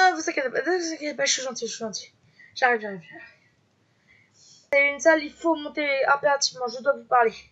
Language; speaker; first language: French; native; French